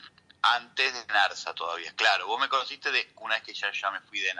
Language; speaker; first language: Spanish; native; Spanish